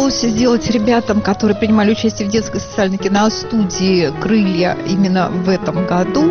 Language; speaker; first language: Russian; native; Russian